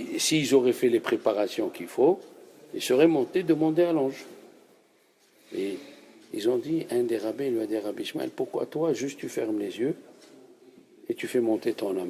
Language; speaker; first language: French; native; French